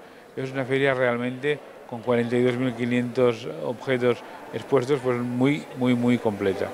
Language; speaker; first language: Spanish; native; Spanish